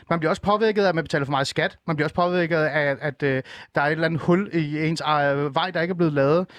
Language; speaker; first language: Danish; early bilingual, other home language; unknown